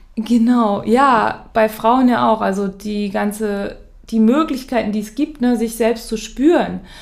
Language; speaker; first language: German; native; German